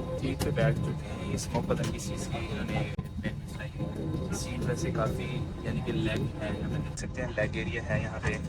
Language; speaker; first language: Urdu; non-native, local second language; Punjabi